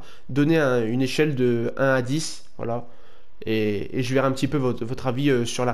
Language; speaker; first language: French; native; French